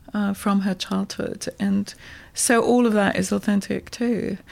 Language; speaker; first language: English; native; English